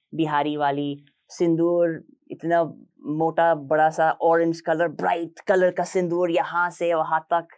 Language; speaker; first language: Hindi; non-native, fluent; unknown